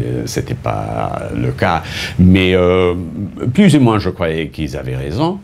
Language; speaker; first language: French; non-native, fluent; English